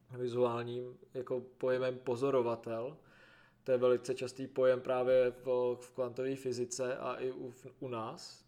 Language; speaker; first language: Czech; native; Czech